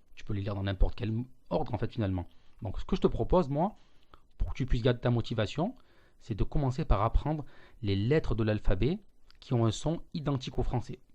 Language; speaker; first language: French; native; French